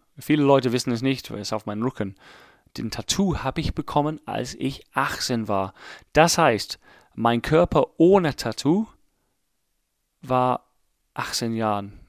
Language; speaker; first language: German; non-native, fluent; English